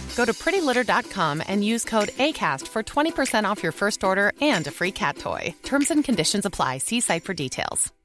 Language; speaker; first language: English; native; English